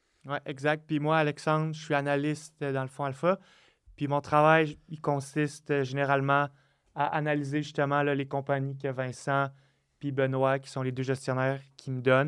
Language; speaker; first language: French; native; French